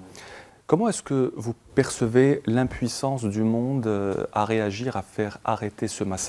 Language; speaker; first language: French; non-native, local second language; Arabic